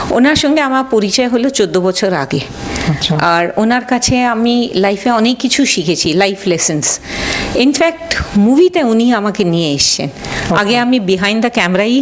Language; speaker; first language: Bangla; non-native, local second language; Marwari